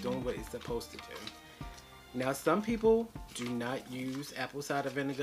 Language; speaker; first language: English; native; English